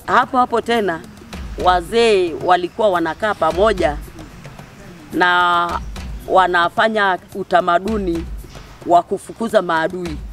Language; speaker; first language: Swahili; non-native, local second language; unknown